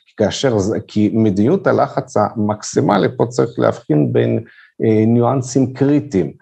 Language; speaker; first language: Hebrew; non-native, fluent; Russian